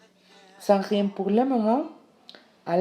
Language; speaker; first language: French; non-native, learner; Spanish